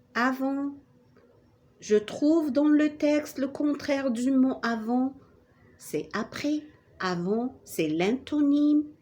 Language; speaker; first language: French; non-native, local second language; Arabic